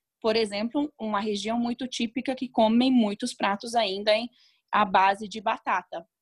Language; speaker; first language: Portuguese; non-native, fluent; Hungarian